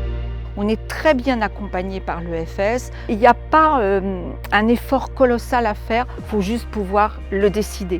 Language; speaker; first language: French; native; French